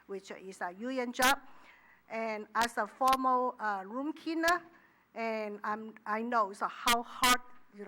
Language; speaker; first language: English; non-native, learner; Chinese